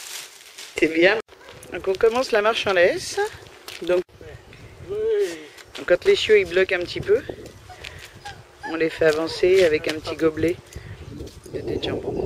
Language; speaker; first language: French; native; French